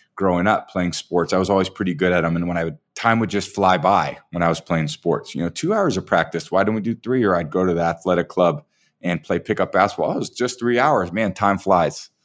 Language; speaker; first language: English; native; English